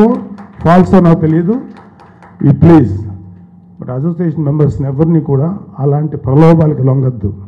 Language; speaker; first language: Telugu; native; Telugu